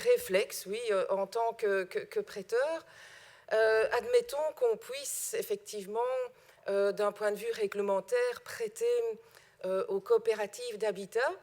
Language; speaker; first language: French; native; French